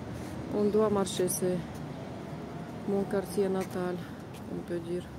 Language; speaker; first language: French; non-native, fluent; Russian